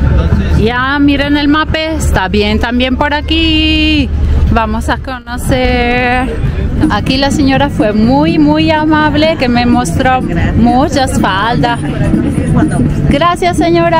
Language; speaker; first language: Spanish; non-native, fluent; Italian